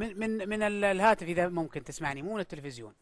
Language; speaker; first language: Arabic; native; Arabic